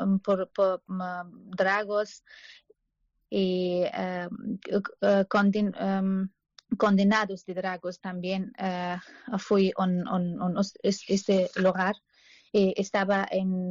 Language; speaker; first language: Spanish; non-native, learner; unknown